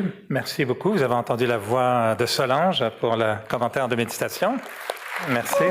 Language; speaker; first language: French; native; French